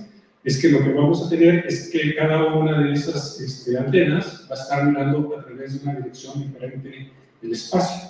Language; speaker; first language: Spanish; native; Spanish